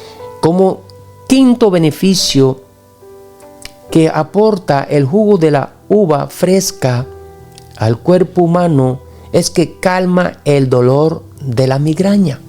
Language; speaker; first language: Spanish; native; Spanish